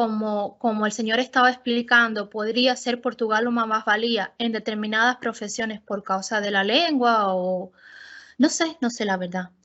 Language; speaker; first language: Spanish; non-native, fluent; Portuguese